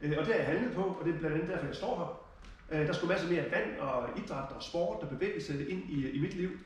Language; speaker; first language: Danish; early bilingual, other home language; German